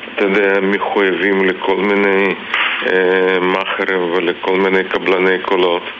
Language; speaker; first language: Hebrew; non-native, fluent; Russian